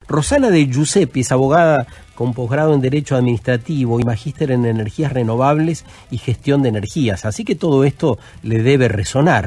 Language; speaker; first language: Spanish; native; Spanish